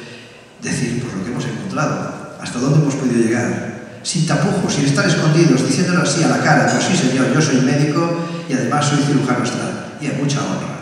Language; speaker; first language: Spanish; native; Spanish